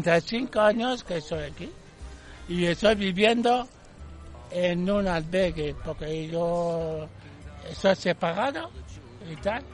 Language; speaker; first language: Spanish; non-native, fluent; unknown